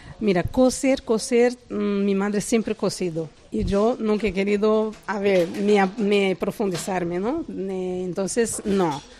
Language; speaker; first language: Spanish; non-native, fluent; Portuguese